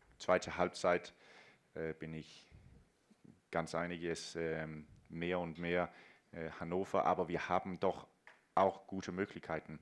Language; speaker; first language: German; non-native, fluent; Danish